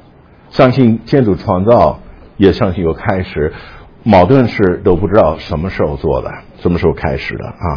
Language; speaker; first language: Chinese; non-native, fluent; English